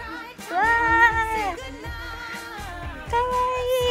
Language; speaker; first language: Japanese; native; Japanese